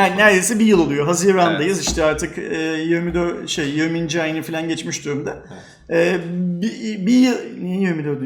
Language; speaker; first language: Turkish; native; Turkish